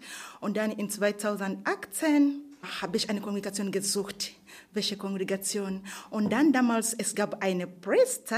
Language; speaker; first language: German; non-native, learner; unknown